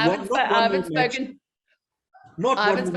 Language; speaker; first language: English; native; English